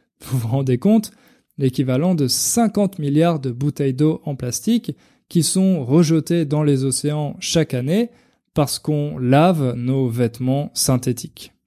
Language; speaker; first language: French; native; French